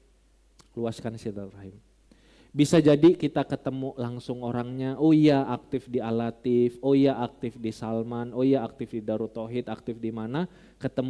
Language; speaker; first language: Indonesian; non-native, local second language; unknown